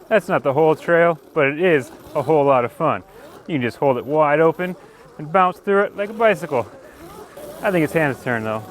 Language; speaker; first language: English; native; English